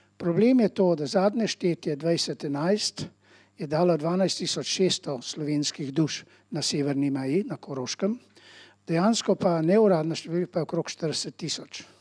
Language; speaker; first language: Slovenian; early bilingual, heritage; Slovenian